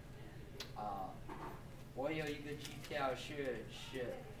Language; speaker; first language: Chinese; non-native, learner; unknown